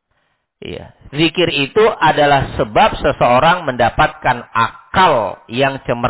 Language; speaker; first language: Indonesian; native; Indonesian